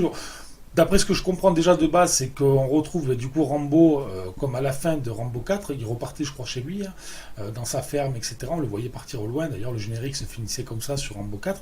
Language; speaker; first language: French; native; French